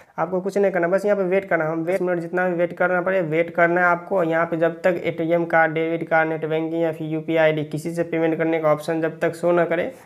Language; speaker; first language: Hindi; native; Hindi